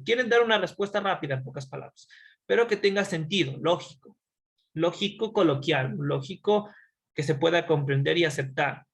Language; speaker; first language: Spanish; native; Spanish